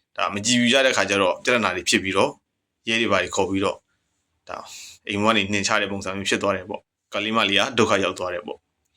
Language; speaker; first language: Burmese; native; Burmese